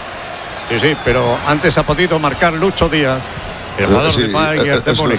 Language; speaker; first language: Spanish; native; Spanish